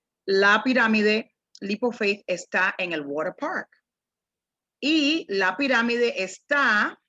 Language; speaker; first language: Spanish; non-native, fluent; English